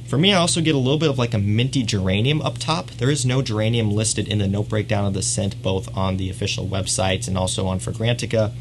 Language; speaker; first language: English; native; English